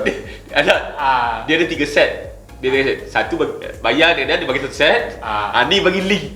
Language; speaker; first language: Malay; native; Malay